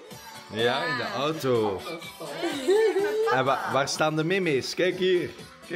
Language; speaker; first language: Dutch; native; Dutch